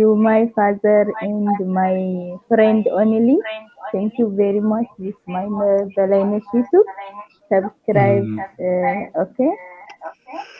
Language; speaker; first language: English; non-native, learner; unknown